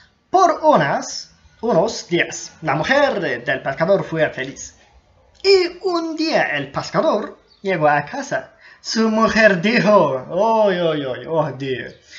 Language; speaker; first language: Spanish; non-native, learner; Turkish